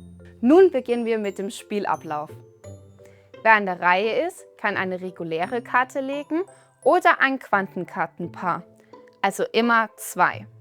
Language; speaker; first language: German; native; German